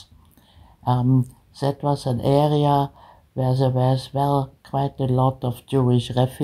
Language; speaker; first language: English; early bilingual, other home language; German